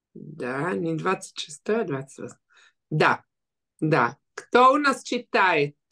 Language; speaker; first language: Russian; early bilingual, heritage; Russian